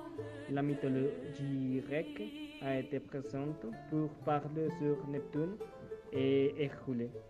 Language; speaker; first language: French; non-native, learner; Spanish